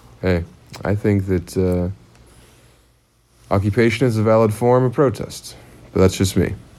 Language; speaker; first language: English; native; English